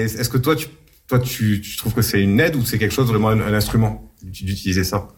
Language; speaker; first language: French; native; French